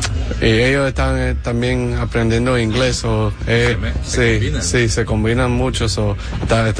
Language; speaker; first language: Spanish; early bilingual, heritage; Spanish